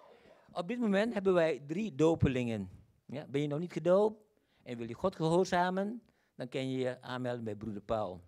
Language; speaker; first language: Dutch; non-native, fluent; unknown